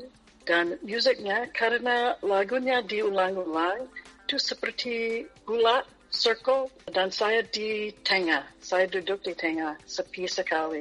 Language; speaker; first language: Indonesian; non-native, fluent; English